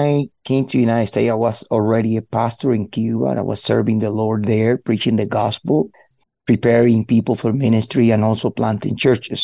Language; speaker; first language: English; non-native, fluent; Spanish